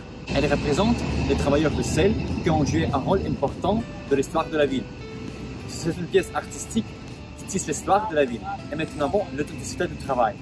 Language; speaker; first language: French; non-native, learner; Russian